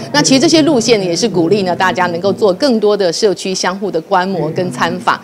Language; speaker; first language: Chinese; native; Chinese